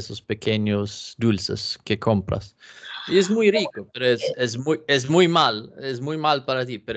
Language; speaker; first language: Spanish; non-native, fluent; Swedish